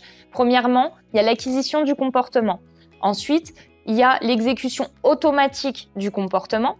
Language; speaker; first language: French; native; French